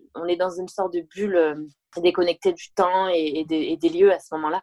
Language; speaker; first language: French; native; French